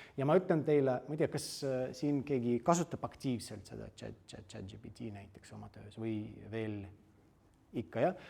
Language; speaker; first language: Estonian; non-native, fluent; Russian